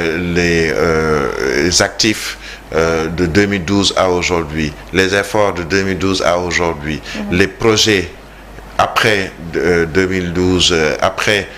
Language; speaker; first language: French; non-native, local second language; Wolof